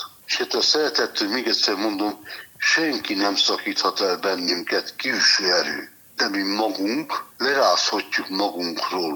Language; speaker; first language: Hungarian; native; Hungarian